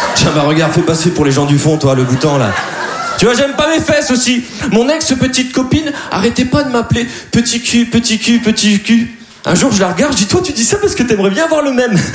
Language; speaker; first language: French; native; French